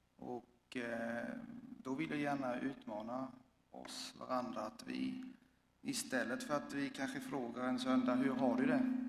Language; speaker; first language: Swedish; non-native, fluent; Swiss German